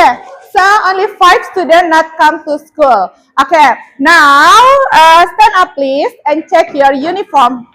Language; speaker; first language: English; non-native, learner; Indonesian